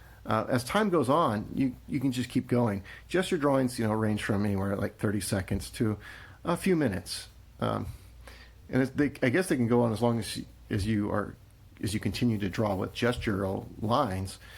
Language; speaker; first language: English; native; English